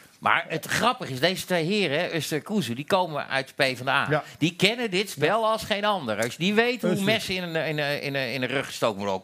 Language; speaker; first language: Dutch; native; Dutch